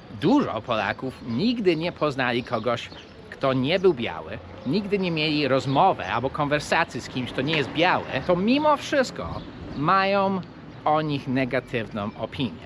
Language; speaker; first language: Polish; early bilingual, heritage; English